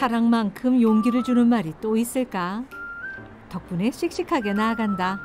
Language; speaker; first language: Korean; native; Korean